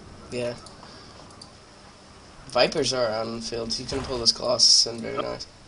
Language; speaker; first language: English; native; English